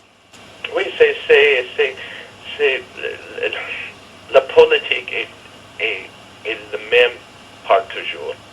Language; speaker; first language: French; non-native, fluent; English